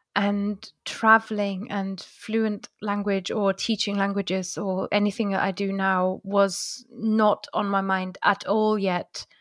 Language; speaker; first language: English; non-native, fluent; German